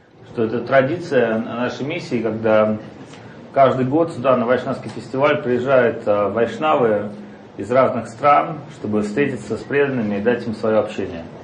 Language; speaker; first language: Russian; native; Russian